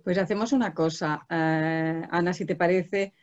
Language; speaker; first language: Spanish; non-native, local second language; Catalan